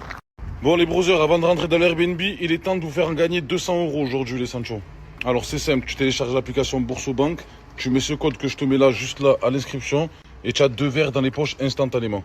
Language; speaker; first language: French; native; French